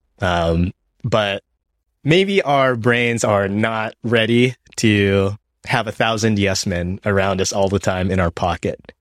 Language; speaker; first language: English; early bilingual, other home language; Japanese